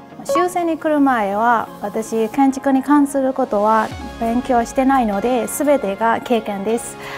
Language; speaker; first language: Japanese; non-native, learner; Burmese